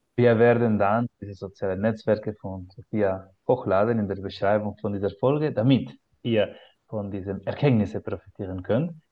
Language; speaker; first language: German; non-native, fluent; Spanish